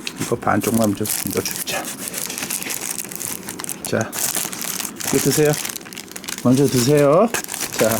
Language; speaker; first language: Korean; native; Korean